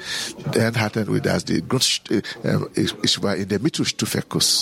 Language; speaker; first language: German; non-native, learner; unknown